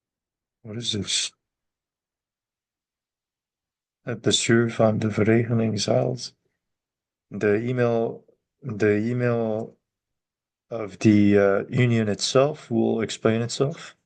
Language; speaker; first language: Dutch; non-native, learner; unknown